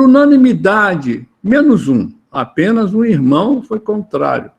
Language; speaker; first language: Portuguese; native; Portuguese